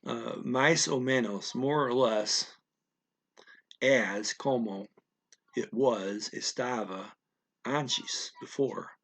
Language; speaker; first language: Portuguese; non-native, learner; English